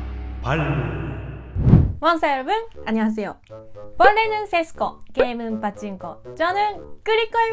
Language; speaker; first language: Korean; non-native, learner; Japanese